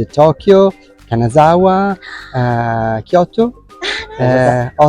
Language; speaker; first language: English; non-native, learner; Italian